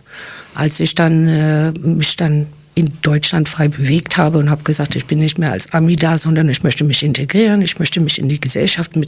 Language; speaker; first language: German; non-native, fluent; English